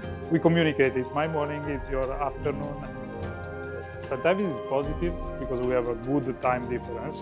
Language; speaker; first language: English; non-native, fluent; Italian